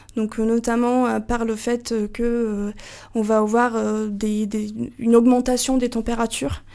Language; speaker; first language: French; non-native, fluent; Portuguese